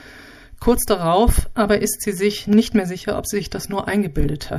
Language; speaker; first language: German; native; German